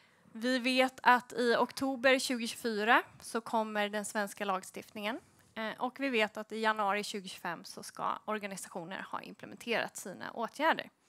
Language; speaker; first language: Swedish; native; Swedish